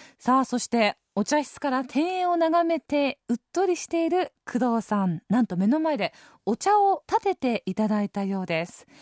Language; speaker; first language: Japanese; native; Japanese